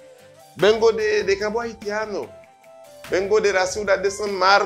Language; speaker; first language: Spanish; non-native, fluent; Haitian Creole